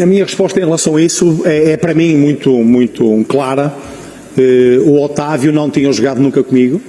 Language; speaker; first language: Portuguese; native; Portuguese